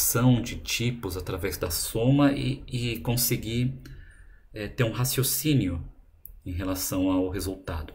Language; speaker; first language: Portuguese; native; Portuguese